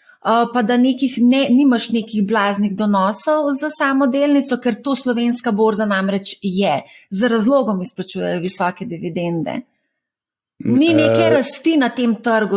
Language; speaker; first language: Slovenian; native; Slovenian